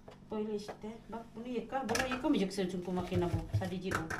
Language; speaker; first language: Turkish; non-native, learner; Filipino